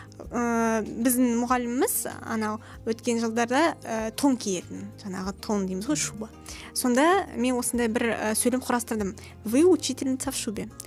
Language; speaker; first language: Kazakh; non-native, local second language; Russian